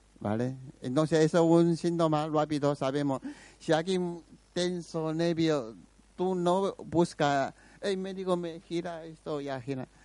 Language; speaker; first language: Spanish; non-native, learner; Chinese